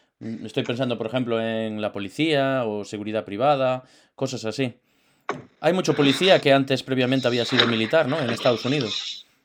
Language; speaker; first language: Spanish; native; Spanish